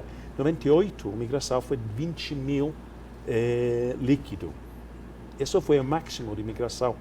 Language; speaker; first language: Portuguese; non-native, fluent; English